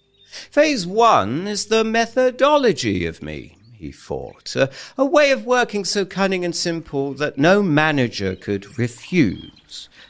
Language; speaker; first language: English; native; English